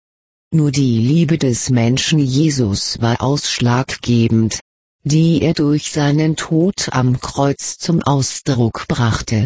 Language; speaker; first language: German; native; German